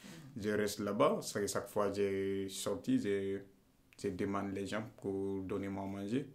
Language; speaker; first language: French; non-native, learner; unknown